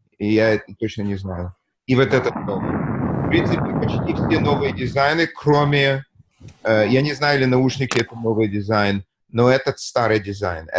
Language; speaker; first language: Russian; early bilingual, heritage; Russian